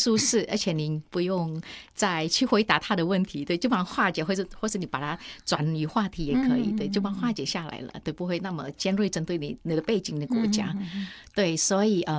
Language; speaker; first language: Chinese; early bilingual, heritage; Chinese